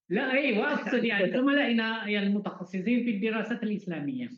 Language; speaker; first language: Arabic; non-native, fluent; Malay